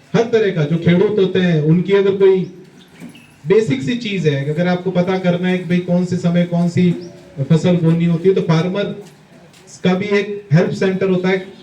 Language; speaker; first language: Hindi; native; Hindi